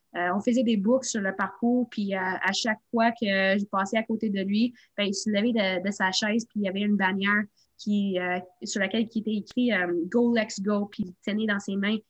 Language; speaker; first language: French; non-native, local second language; English